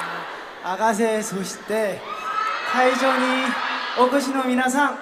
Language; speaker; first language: Japanese; non-native, learner; Korean